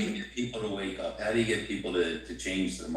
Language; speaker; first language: English; native; English